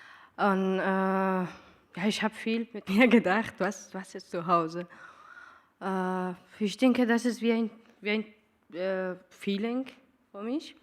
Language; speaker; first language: German; non-native, learner; Persian